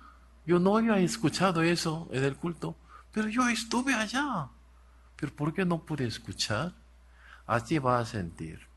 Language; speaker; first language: Spanish; non-native, learner; Korean